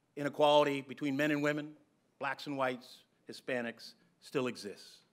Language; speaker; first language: English; native; English